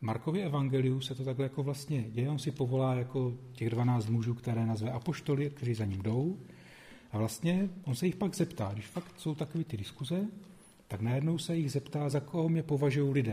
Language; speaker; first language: Czech; native; Czech